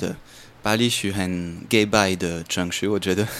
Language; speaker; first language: Chinese; non-native, learner; French